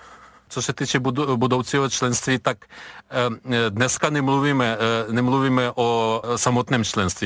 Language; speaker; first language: Czech; non-native, fluent; Ukrainian